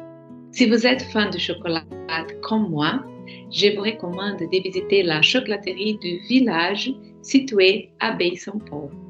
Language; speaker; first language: French; non-native, learner; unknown